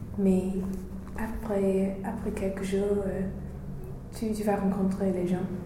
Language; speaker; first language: French; non-native, fluent; English